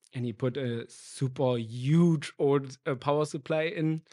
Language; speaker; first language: English; non-native, fluent; German